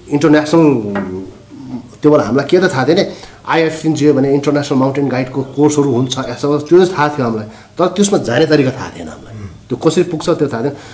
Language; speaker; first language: Nepali; non-native, local second language; Sherpa